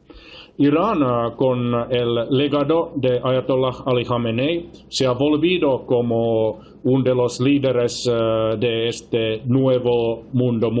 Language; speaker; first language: Spanish; non-native, fluent; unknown